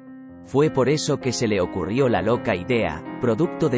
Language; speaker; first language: Spanish; native; Spanish